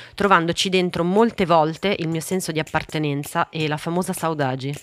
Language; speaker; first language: Italian; early bilingual, other home language; Portuguese